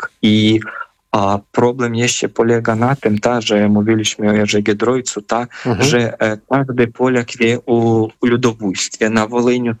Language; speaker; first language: Polish; non-native, fluent; Ukrainian